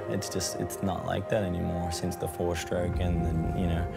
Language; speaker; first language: English; native; English